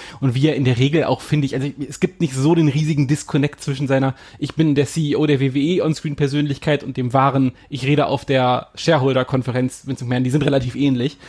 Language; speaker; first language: German; native; German